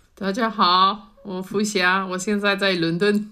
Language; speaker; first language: Chinese; non-native, fluent; English